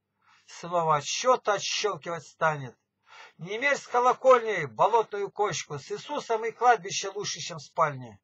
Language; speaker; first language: Russian; native; Russian